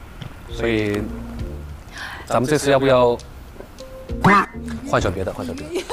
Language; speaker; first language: Chinese; native; Chinese